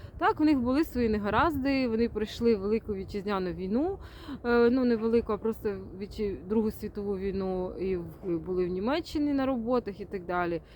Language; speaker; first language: Ukrainian; native; Ukrainian